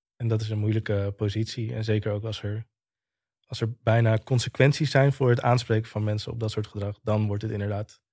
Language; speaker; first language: Dutch; early bilingual, other home language; Turkish